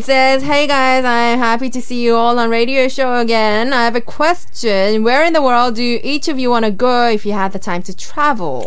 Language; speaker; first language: English; early bilingual, other home language; Korean